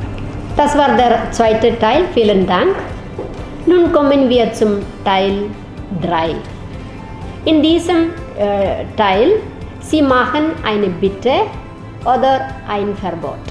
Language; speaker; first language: German; non-native, fluent; Malayalam